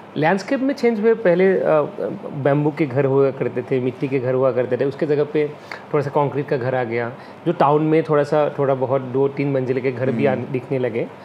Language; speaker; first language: Hindi; non-native, local second language; Assamese